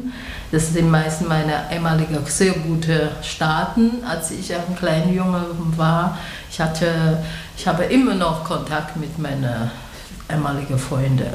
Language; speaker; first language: German; non-native, learner; Chinese